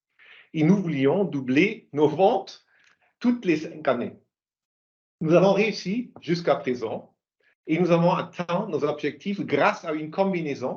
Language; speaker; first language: French; non-native, fluent; German